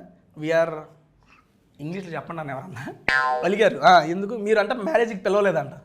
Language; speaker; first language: Telugu; native; Telugu